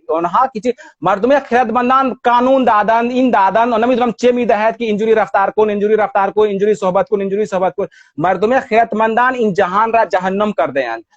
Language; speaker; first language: Persian; non-native, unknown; Hindi